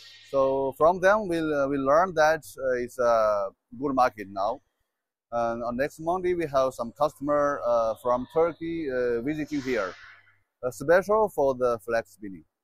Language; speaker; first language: English; non-native, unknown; Chinese